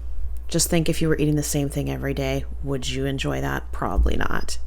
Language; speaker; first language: English; native; English